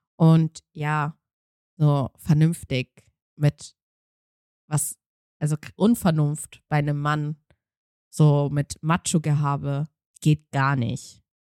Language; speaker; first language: German; native; German